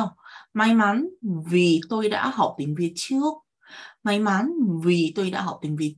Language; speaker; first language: Vietnamese; non-native, fluent; Korean